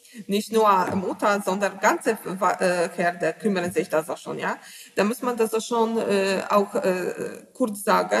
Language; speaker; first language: German; non-native, learner; Polish